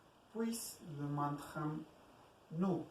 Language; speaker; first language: French; non-native, learner; Spanish